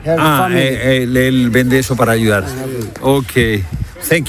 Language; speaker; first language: Spanish; native; Spanish